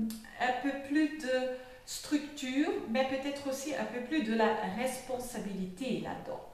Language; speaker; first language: French; non-native, fluent; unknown